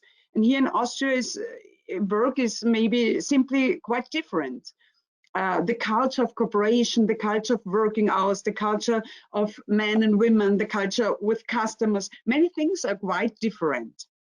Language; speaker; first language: English; non-native, fluent; German